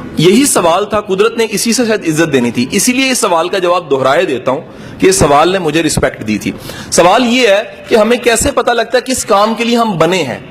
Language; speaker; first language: Urdu; non-native, local second language; Punjabi